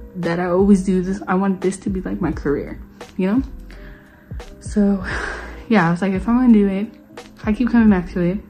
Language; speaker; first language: English; native; English